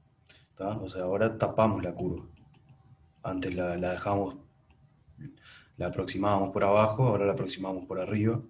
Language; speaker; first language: Spanish; native; Spanish